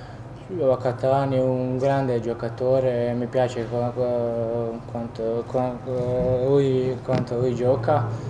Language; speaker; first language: Italian; non-native, learner; Croatian